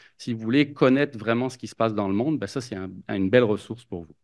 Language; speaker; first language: French; native; French